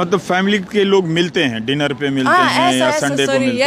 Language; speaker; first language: Hindi; native; Hindi